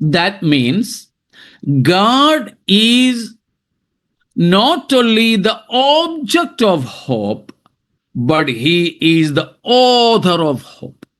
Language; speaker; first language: English; non-native, local second language; Malayalam